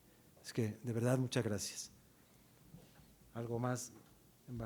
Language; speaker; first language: Spanish; native; Spanish